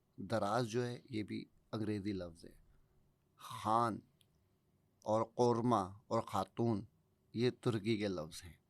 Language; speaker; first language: Urdu; native; Urdu